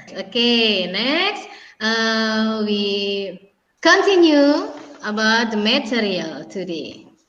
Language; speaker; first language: English; non-native, learner; Indonesian